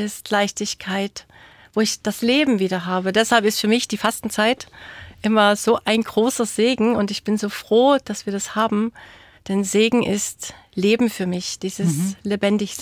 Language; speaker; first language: German; native; German